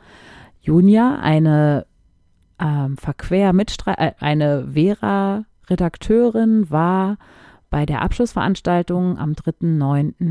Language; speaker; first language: German; native; German